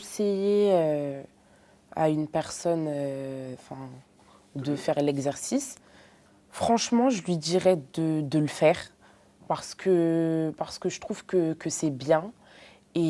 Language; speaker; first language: French; native; French